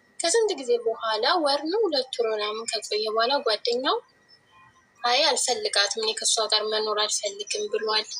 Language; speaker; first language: Amharic; native; Amharic